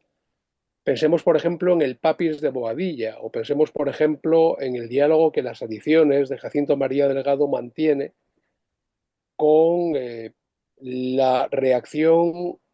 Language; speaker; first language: Spanish; native; Spanish